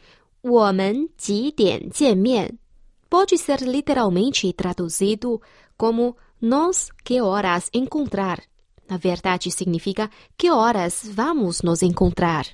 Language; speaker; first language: Portuguese; non-native, fluent; Chinese